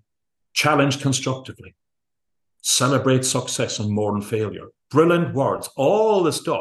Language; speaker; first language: English; native; English